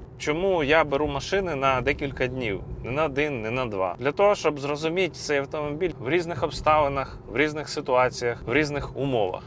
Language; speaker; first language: Ukrainian; non-native, local second language; Russian